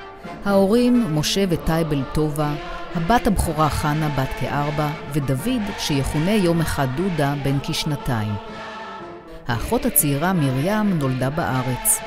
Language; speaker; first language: Hebrew; native; Hebrew